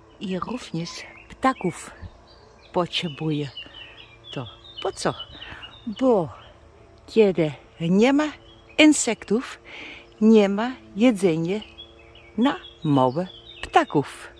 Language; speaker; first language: Polish; non-native, learner; Dutch